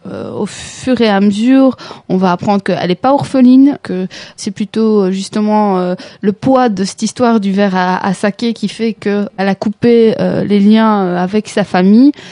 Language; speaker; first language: French; native; French